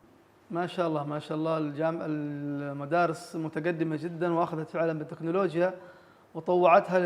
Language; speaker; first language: Arabic; native; Arabic